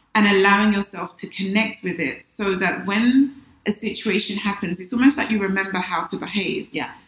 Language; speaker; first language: English; native; English